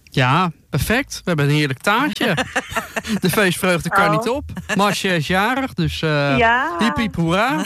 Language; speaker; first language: Dutch; native; Dutch